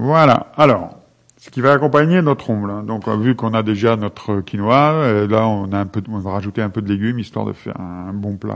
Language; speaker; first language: French; native; French